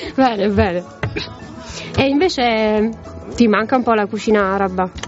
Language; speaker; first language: Italian; native; Italian